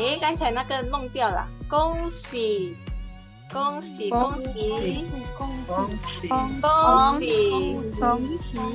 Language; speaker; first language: Chinese; non-native, fluent; Indonesian